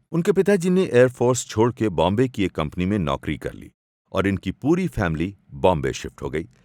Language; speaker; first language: Hindi; native; Hindi